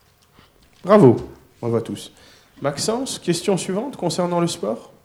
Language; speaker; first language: French; native; French